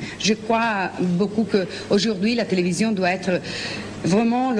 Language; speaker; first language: French; non-native, fluent; Italian